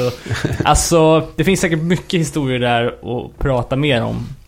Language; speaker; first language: Swedish; native; Swedish